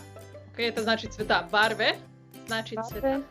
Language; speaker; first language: Russian; non-native, learner; Slovenian